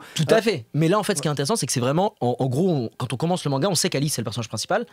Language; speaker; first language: French; native; French